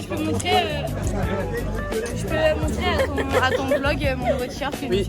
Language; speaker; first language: French; native; French